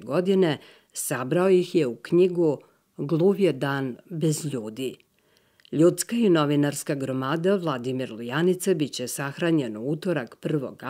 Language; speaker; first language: Serbian; native; Serbian